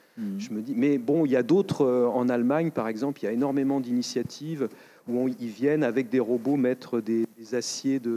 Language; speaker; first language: French; native; French